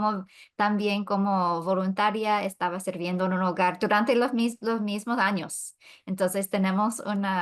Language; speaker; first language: Spanish; non-native, fluent; English